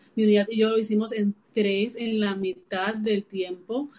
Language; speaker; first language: Spanish; native; Spanish